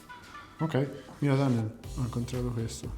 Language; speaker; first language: Spanish; non-native, learner; Italian